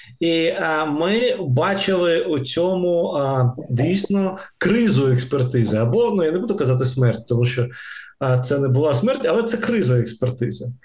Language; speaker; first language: Ukrainian; non-native, local second language; Russian